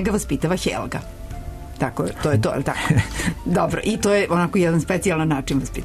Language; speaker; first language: Serbian; native; Serbian